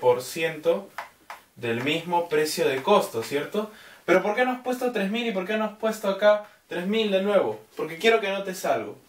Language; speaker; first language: Spanish; native; Spanish